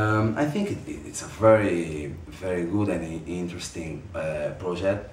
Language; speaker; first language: English; non-native, fluent; Portuguese